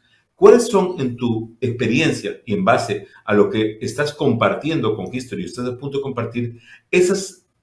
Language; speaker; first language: Spanish; native; Spanish